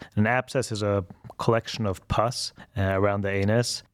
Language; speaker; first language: English; non-native, fluent; German